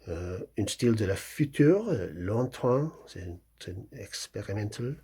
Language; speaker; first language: French; non-native, fluent; English